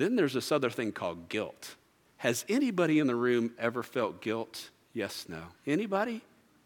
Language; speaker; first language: English; native; English